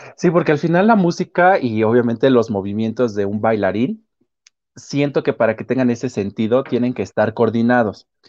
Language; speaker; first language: Spanish; native; Spanish